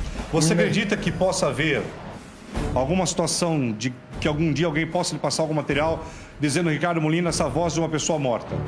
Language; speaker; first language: Portuguese; native; Portuguese